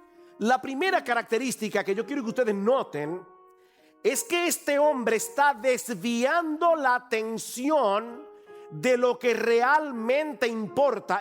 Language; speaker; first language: Spanish; native; Spanish